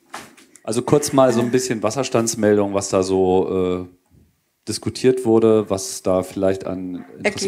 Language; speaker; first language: German; native; German